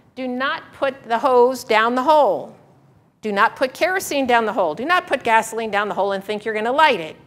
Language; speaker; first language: English; native; English